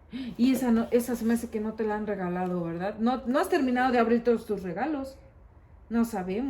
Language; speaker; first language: Spanish; native; Spanish